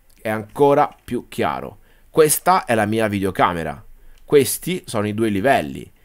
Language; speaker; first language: Italian; native; Italian